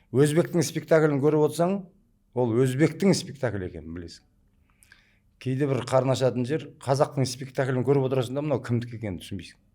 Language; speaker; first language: Kazakh; early bilingual, heritage; Kazakh